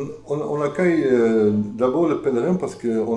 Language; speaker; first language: French; non-native, fluent; Dutch